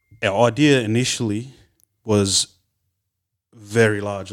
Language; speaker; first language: English; native; English